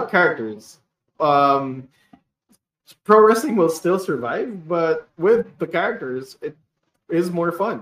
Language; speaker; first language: English; non-native, local second language; Hiligaynon